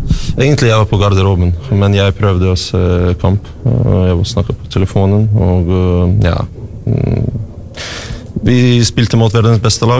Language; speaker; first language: Norwegian; non-native, learner; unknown